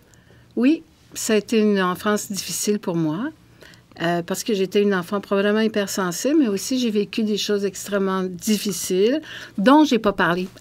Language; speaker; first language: French; native; French